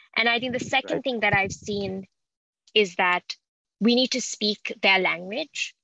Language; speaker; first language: English; non-native, local second language; Sinhala